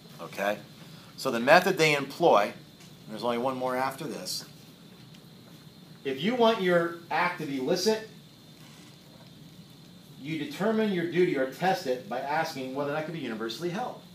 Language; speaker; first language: English; native; English